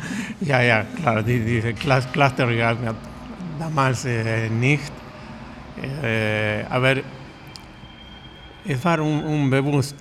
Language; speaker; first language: German; non-native, learner; Spanish